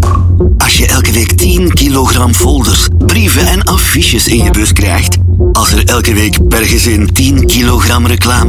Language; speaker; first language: Dutch; native; Dutch